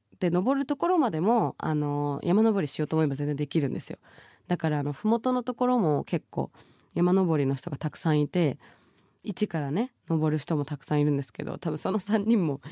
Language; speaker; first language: Japanese; early bilingual, other home language; Bangla